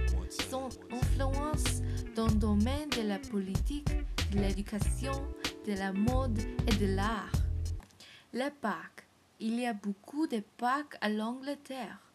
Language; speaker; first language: French; non-native, learner; English